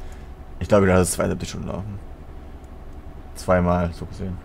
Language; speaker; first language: German; native; German